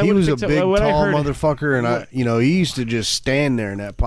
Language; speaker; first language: English; native; English